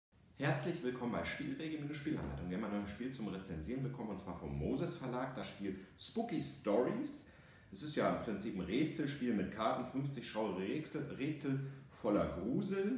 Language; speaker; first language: German; native; German